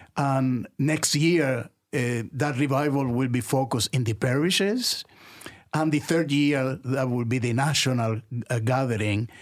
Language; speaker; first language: English; non-native, fluent; Spanish